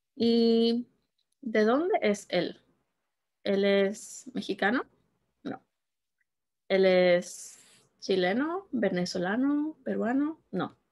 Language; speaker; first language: Spanish; native; Spanish